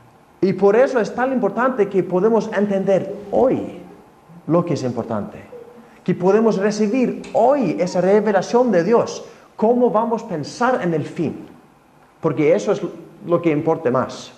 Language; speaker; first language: Spanish; non-native, fluent; Icelandic